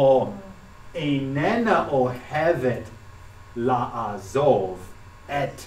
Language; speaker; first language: Hebrew; non-native, learner; English